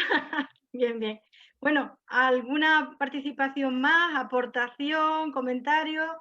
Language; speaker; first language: Spanish; native; Spanish